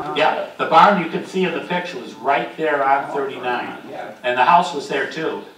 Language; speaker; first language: English; native; English